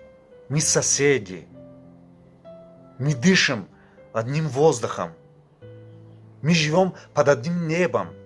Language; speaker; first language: Russian; non-native, fluent; Tajik